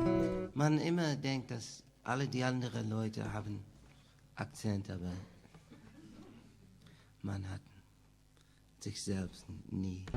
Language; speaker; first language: German; non-native, learner; English